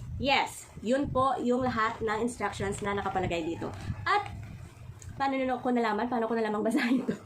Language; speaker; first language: Filipino; native; Filipino